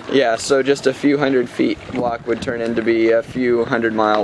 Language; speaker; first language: English; native; English